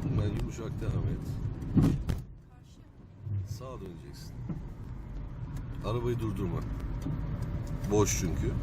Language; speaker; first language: Turkish; native; Turkish